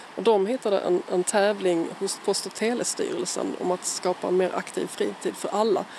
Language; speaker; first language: Swedish; native; Swedish